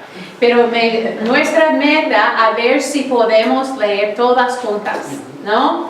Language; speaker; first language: Spanish; non-native, fluent; English